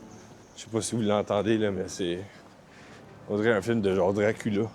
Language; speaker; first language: French; native; French